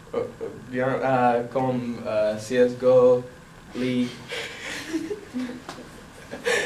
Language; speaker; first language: French; non-native, learner; English